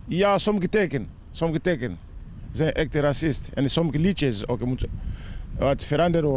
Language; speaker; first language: Dutch; non-native, learner; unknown